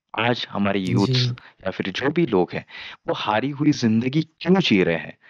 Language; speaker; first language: Hindi; non-native, local second language; Marathi